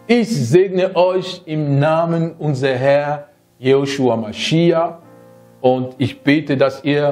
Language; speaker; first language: German; non-native, fluent; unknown